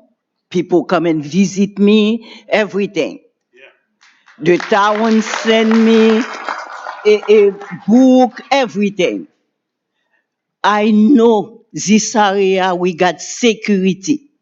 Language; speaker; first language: English; non-native, learner; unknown